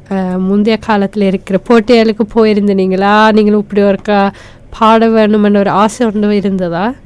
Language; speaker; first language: Tamil; native; Tamil